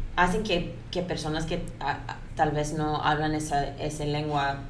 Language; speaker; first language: Spanish; early bilingual, heritage; Spanish